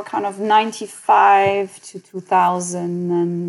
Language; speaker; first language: English; non-native, fluent; French